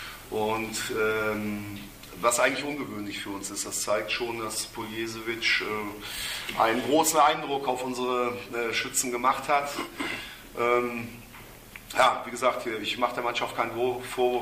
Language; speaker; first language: German; native; German